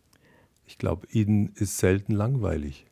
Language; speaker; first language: German; native; German